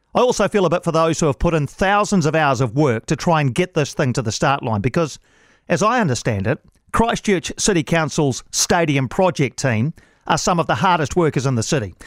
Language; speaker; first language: English; native; English